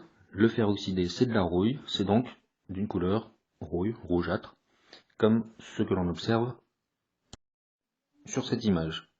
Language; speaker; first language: French; native; French